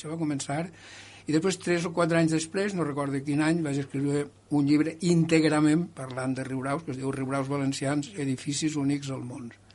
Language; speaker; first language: Catalan; native; Catalan